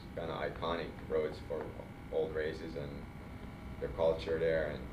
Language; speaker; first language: English; non-native, fluent; Swedish